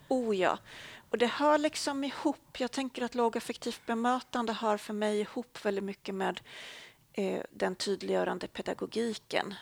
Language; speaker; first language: Swedish; native; Swedish